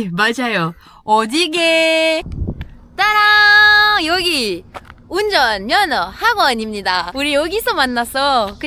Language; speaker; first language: Korean; non-native, fluent; French